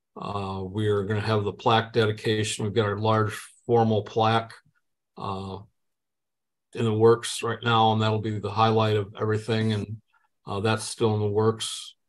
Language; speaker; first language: English; native; English